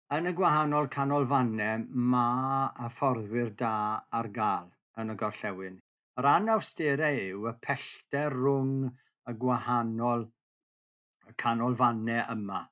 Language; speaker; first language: Welsh; native; Welsh